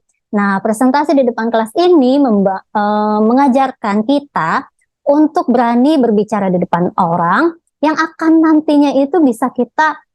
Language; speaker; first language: Indonesian; native; Indonesian